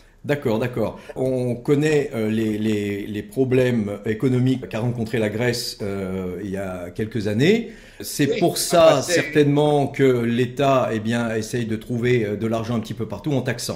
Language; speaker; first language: French; native; French